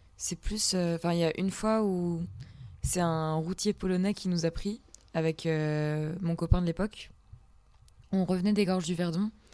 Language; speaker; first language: French; native; French